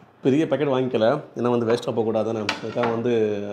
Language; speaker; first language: Tamil; native; Tamil